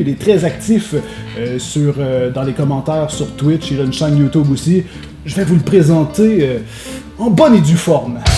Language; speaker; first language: French; native; French